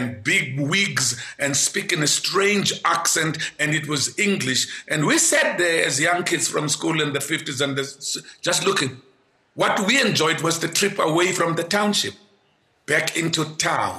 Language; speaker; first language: English; non-native, local second language; Xhosa